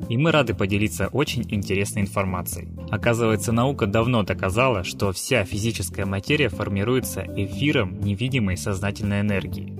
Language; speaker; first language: Russian; native; Russian